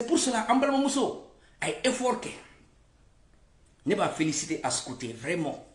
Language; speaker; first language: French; non-native, local second language; Bambara